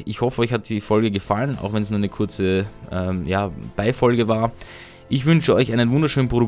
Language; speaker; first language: German; native; German